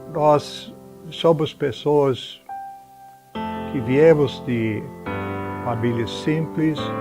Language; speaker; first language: Portuguese; non-native, fluent; English